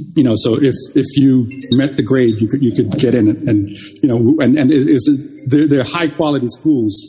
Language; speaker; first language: English; early bilingual, other home language; Jamaican Creole English